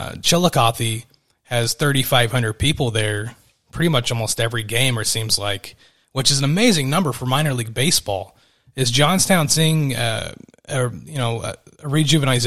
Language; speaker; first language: English; native; English